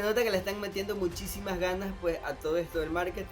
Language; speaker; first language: Spanish; native; Spanish